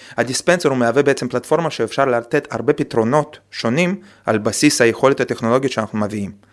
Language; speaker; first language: Hebrew; non-native, fluent; Russian